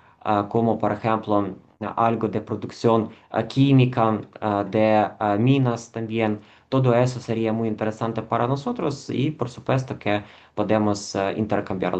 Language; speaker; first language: Spanish; non-native, fluent; Ukrainian